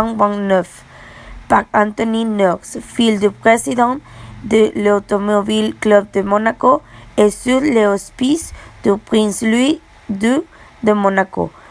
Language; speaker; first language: French; non-native, learner; Spanish